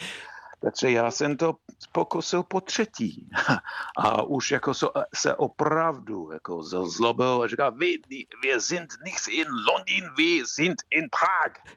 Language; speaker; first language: Czech; non-native, fluent; English